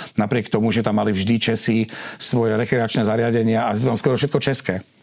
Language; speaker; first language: Slovak; native; Slovak